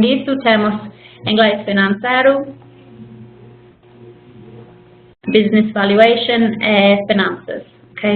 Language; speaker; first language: Portuguese; non-native, fluent; English